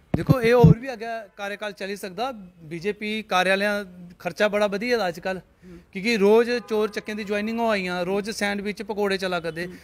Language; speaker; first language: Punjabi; non-native, local second language; Dogri